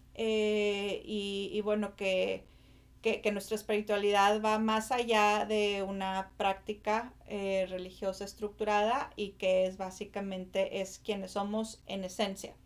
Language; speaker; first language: Spanish; native; Spanish